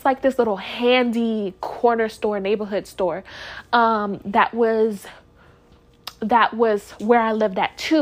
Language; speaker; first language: English; native; English